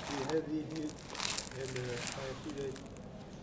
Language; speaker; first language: Arabic; non-native, learner; French